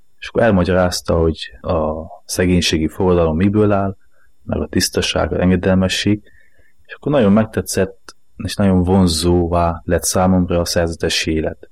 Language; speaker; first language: Hungarian; native; Hungarian